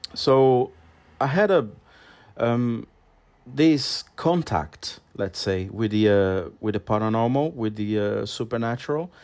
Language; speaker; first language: English; non-native, fluent; Portuguese